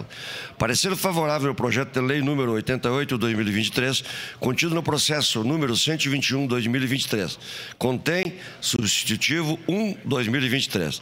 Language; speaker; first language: Portuguese; native; Portuguese